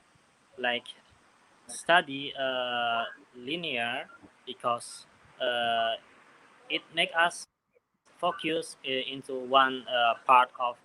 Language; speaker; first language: English; non-native, learner; Indonesian